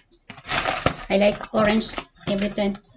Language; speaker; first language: English; non-native, learner; Cebuano